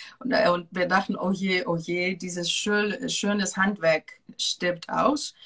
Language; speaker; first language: German; non-native, fluent; Greek